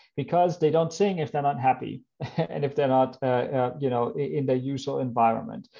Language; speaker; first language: English; non-native, fluent; German